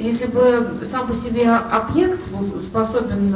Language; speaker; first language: Russian; native; Russian